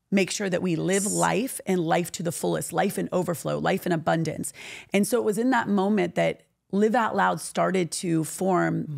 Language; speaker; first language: English; native; English